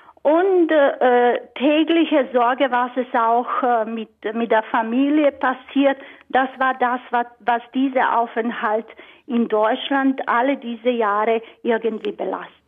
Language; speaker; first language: German; non-native, fluent; Croatian